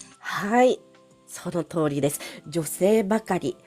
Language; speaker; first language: Japanese; non-native, fluent; Filipino